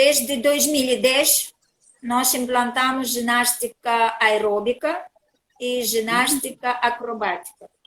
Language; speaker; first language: Portuguese; non-native, learner; Russian